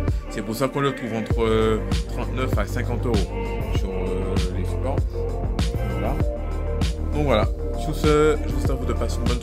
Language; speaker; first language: French; native; French